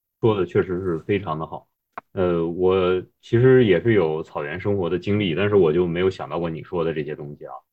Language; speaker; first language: Chinese; native; Chinese